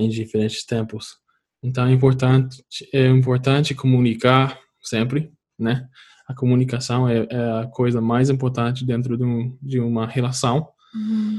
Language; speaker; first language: Portuguese; non-native, fluent; English